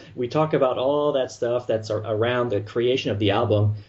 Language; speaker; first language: English; non-native, fluent; French